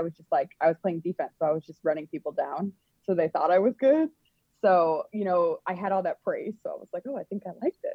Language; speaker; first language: English; native; English